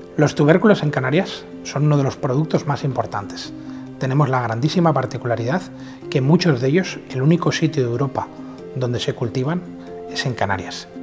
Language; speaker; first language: Spanish; native; Spanish